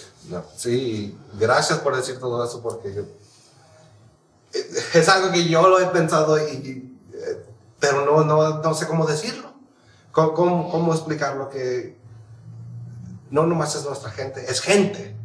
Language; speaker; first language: Spanish; early bilingual, heritage; Spanish